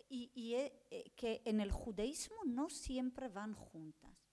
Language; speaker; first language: Spanish; non-native, fluent; Hebrew